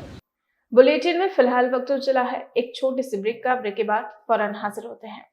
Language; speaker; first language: Hindi; native; Hindi